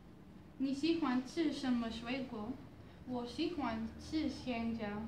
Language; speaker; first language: Chinese; non-native, learner; English